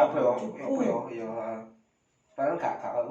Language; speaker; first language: Indonesian; native; Indonesian